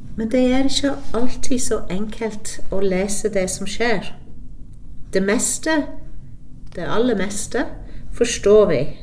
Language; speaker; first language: Norwegian; non-native, fluent; English